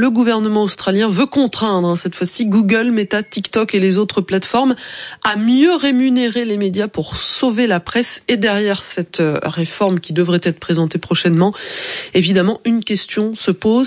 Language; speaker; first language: French; native; French